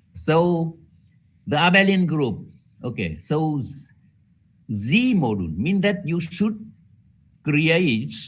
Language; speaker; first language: English; non-native, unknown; Vietnamese